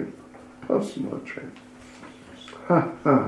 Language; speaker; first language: Russian; non-native, learner; English